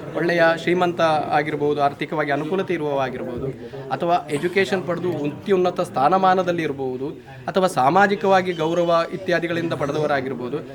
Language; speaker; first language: Kannada; native; Kannada